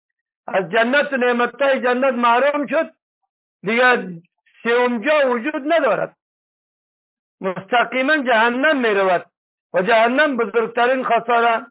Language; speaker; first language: Persian; native; Persian